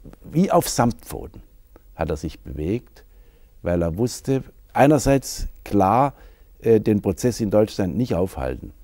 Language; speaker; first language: German; native; German